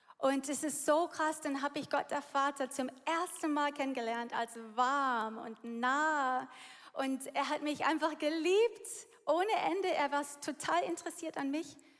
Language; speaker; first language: German; non-native, fluent; English